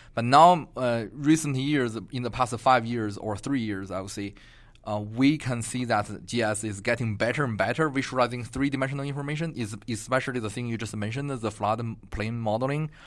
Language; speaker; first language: English; non-native, fluent; Chinese